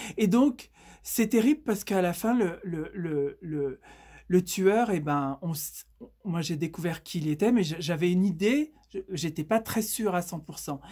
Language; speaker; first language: French; native; French